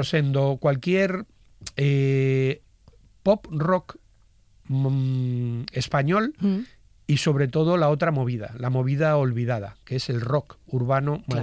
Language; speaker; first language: Spanish; native; Spanish